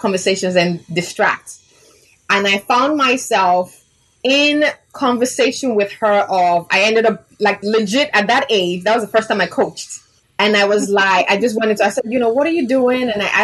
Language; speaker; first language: English; non-native, local second language; Yoruba